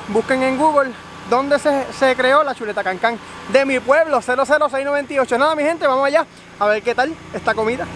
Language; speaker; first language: Spanish; native; Spanish